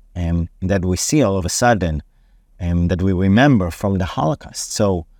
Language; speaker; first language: English; non-native, fluent; Hebrew